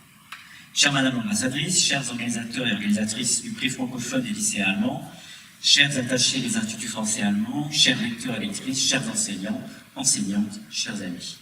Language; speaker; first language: French; native; French